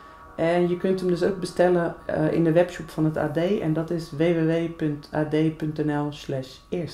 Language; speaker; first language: Dutch; native; Dutch